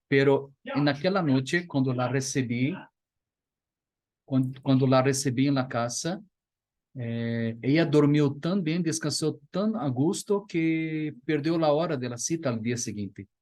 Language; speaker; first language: Spanish; non-native, fluent; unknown